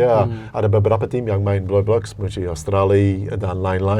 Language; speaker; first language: Indonesian; non-native, fluent; English